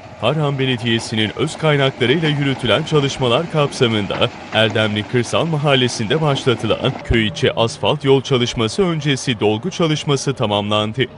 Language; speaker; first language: Turkish; native; Turkish